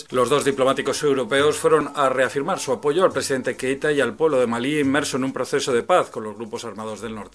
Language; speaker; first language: Spanish; native; Spanish